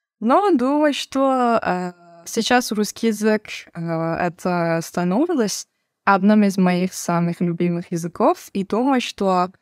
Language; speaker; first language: Russian; non-native, learner; Turkish